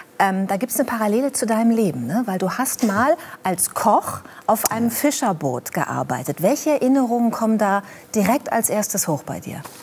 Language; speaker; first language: German; native; German